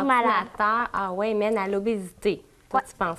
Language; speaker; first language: French; native; French